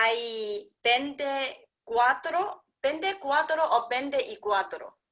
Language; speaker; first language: Spanish; non-native, learner; English